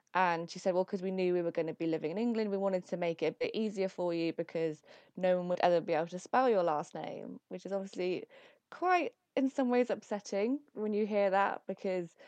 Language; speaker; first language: English; early bilingual, other home language; Italian